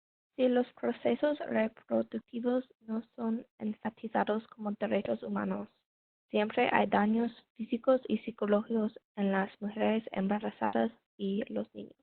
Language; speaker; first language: Spanish; non-native, learner; English